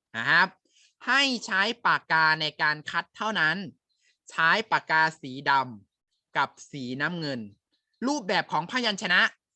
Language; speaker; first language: Thai; native; Thai